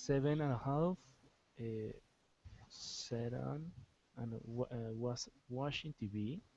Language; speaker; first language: English; non-native, learner; Spanish